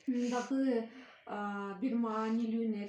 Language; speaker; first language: Kyrgyz; non-native, learner; Russian